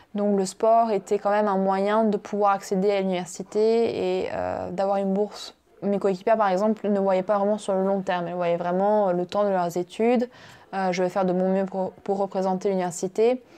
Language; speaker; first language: French; native; French